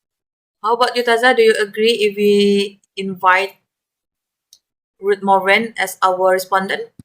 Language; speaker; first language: English; non-native, learner; Malay